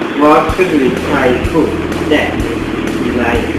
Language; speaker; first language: English; non-native, learner; Thai